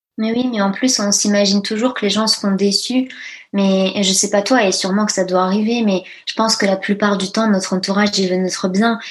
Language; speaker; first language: French; early bilingual, other home language; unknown